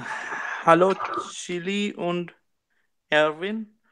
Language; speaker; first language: German; non-native, learner; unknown